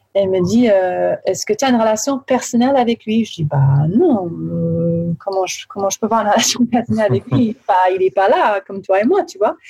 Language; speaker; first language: French; early bilingual, heritage; French